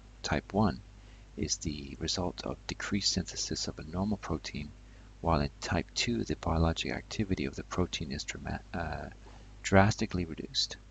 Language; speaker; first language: English; native; English